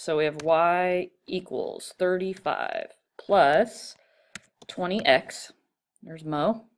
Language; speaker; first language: English; native; English